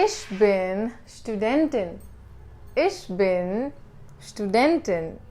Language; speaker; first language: German; non-native, local second language; Hindi